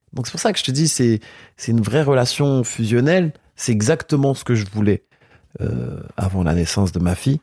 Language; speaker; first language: French; early bilingual, other home language; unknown